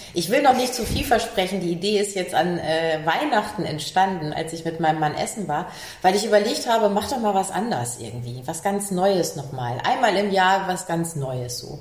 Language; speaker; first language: German; native; German